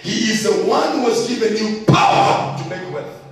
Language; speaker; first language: English; non-native, local second language; Swahili